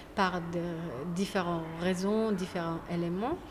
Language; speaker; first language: French; non-native, fluent; Persian